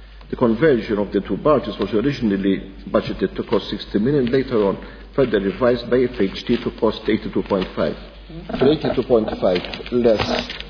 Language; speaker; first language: English; non-native, local second language; Maltese